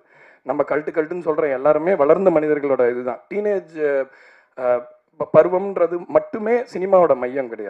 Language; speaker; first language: Tamil; native; Tamil